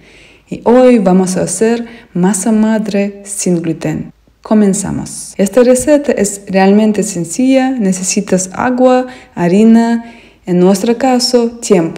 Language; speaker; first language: Spanish; non-native, fluent; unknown